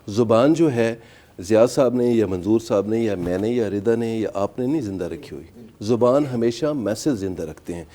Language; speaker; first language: Urdu; non-native, local second language; Saraiki